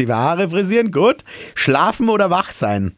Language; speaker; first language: German; native; German